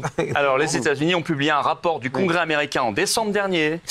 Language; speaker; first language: French; native; French